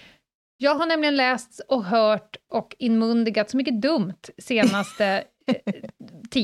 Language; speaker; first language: Swedish; native; Swedish